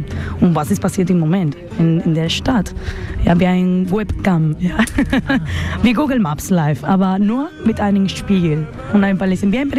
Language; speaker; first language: German; non-native, learner; Spanish